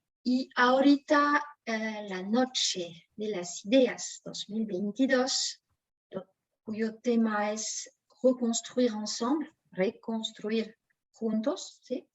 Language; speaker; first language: Spanish; non-native, fluent; French